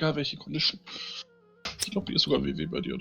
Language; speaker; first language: German; native; German